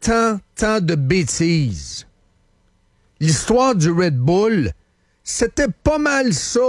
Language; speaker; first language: French; native; French